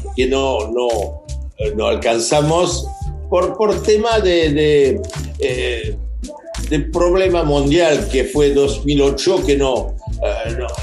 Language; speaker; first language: Spanish; non-native, fluent; French